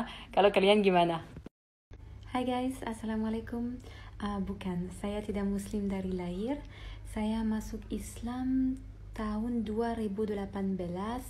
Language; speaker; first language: Indonesian; non-native, fluent; French